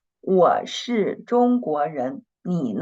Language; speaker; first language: Chinese; non-native, fluent; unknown